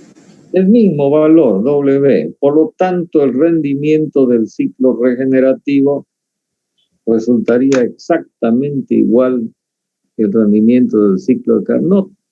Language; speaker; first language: Spanish; native; Spanish